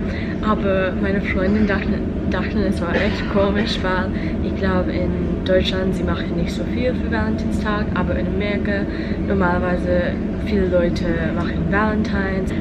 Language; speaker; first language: German; non-native, learner; English